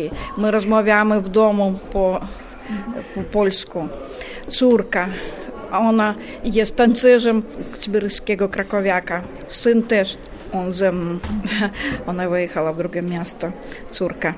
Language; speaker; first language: Polish; non-native, learner; Russian